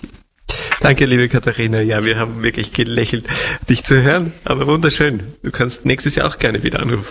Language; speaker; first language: German; native; German